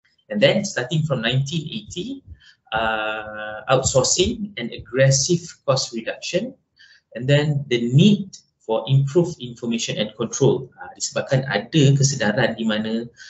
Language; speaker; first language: English; non-native, local second language; Malay